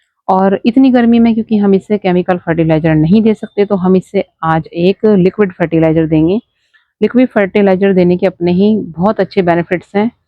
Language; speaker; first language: Hindi; native; Hindi